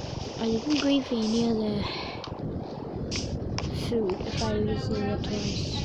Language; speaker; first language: English; native; English